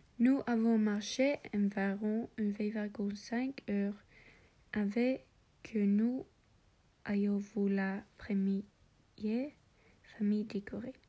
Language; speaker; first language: French; non-native, learner; English